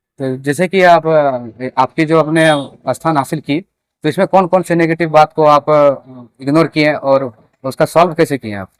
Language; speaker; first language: Hindi; native; Hindi